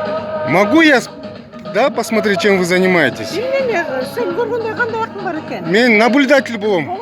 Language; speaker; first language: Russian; non-native, local second language; Kyrgyz